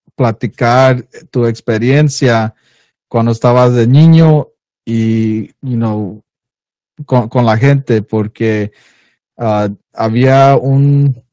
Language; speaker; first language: Spanish; early bilingual, heritage; Spanish